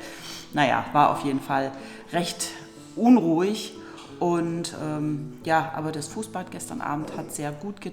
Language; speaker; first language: German; native; German